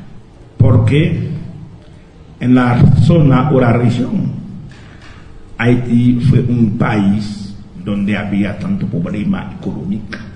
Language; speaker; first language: Spanish; non-native, local second language; Haitian Creole